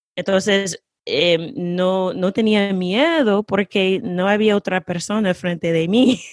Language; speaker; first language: Spanish; non-native, fluent; English